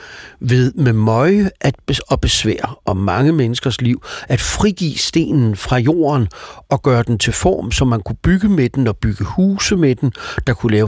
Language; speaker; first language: Danish; native; Danish